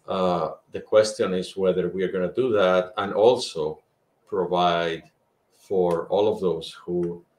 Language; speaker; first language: English; non-native, fluent; Spanish